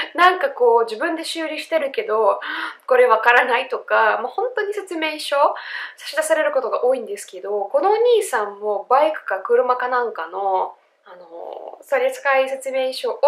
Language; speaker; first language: Japanese; non-native, fluent; Russian